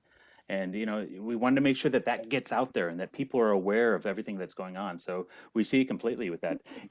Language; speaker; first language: English; native; English